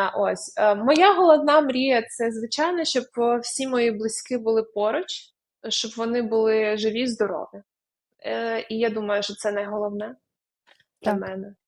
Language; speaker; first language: Ukrainian; non-native, local second language; Russian